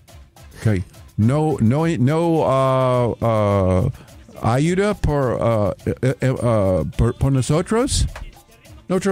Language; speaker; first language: Spanish; non-native, learner; English